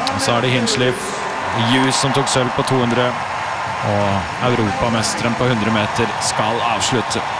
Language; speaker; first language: Norwegian; native; Norwegian